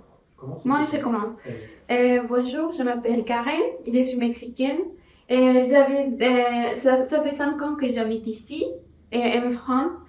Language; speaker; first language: French; non-native, learner; Spanish